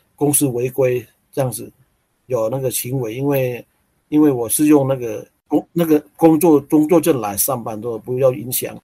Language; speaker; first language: Chinese; non-native, learner; Thai